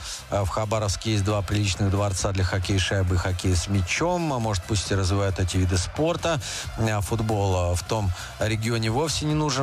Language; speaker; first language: Russian; native; Russian